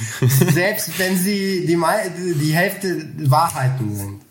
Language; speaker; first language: German; non-native, fluent; Bulgarian